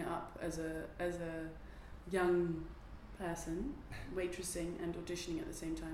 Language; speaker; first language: English; non-native, fluent; Dutch